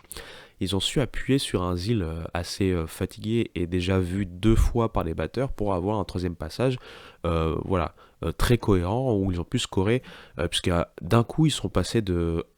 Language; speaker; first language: French; native; French